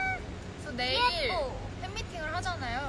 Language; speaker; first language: Korean; native; Korean